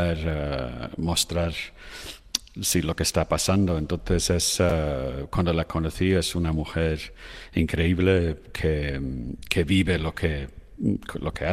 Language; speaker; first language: Spanish; non-native, fluent; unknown